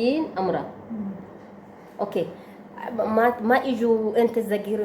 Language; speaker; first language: Arabic; non-native, learner; Oromo